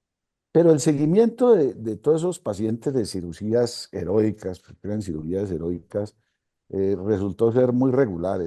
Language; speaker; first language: Spanish; native; Spanish